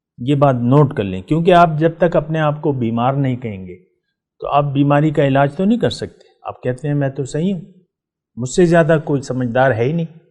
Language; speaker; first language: Urdu; non-native, local second language; Pashto